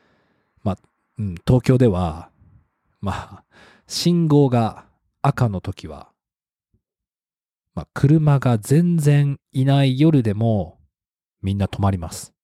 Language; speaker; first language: Japanese; non-native, fluent; English